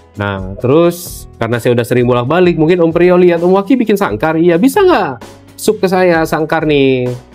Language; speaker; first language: Indonesian; native; Indonesian